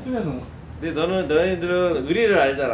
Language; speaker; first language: Korean; native; Korean